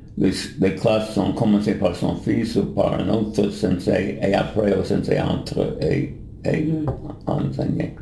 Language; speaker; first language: French; non-native, fluent; English